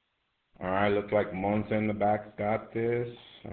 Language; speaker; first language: English; native; English